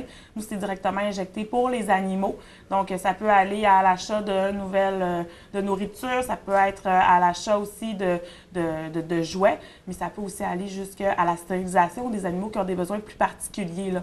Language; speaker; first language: French; native; French